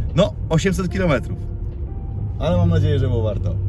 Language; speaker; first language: Polish; native; Polish